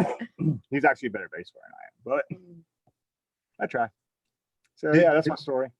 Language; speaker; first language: English; native; English